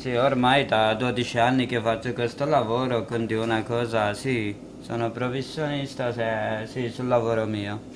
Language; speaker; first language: Italian; non-native, learner; Kurdish